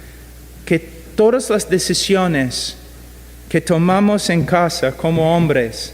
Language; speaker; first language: Spanish; non-native, fluent; English